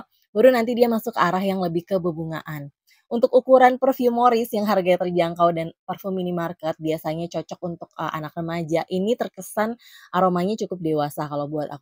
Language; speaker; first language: Indonesian; native; Indonesian